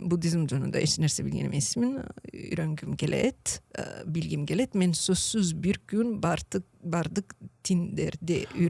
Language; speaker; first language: Kyrgyz; non-native, learner; Italian